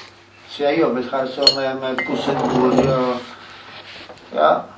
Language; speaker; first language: Norwegian; non-native, learner; Polish